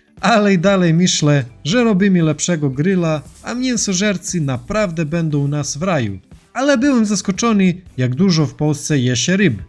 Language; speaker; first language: Polish; non-native, fluent; Serbian